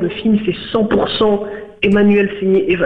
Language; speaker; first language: French; native; French